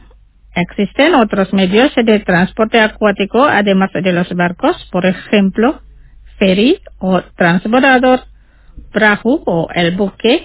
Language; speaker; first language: Spanish; non-native, fluent; Indonesian